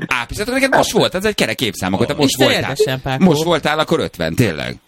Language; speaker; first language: Hungarian; native; Hungarian